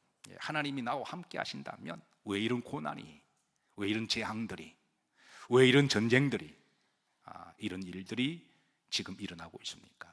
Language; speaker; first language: Korean; native; Korean